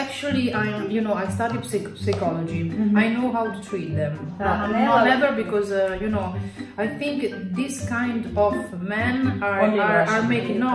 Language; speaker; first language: English; non-native, fluent; Italian